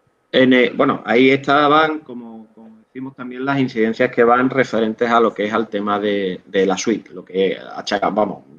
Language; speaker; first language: Spanish; native; Spanish